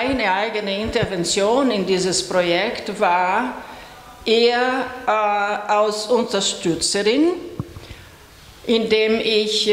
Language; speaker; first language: German; non-native, fluent; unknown